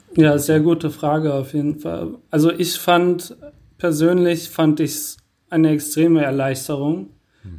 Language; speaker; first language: German; native; German